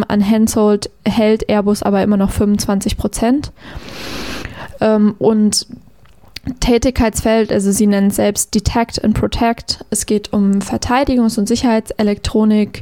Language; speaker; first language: German; native; German